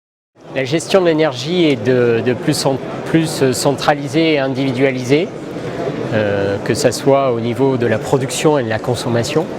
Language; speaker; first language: French; native; French